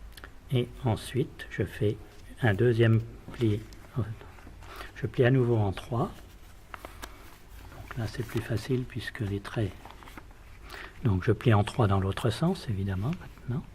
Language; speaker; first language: French; native; French